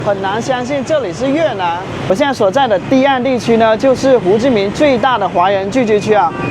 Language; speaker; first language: Chinese; native; Chinese